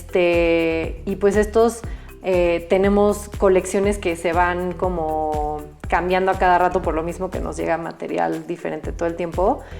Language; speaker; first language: Spanish; native; Spanish